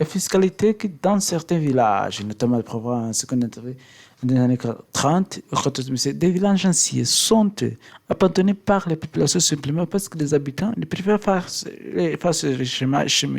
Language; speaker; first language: French; non-native, learner; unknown